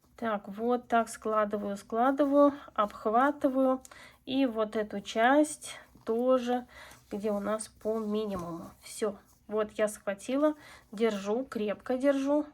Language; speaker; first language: Russian; non-native, local second language; Latvian